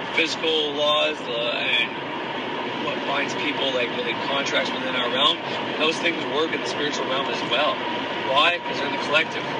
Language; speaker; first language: English; native; English